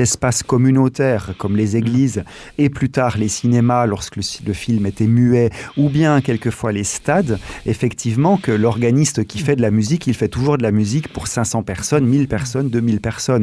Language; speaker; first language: French; native; French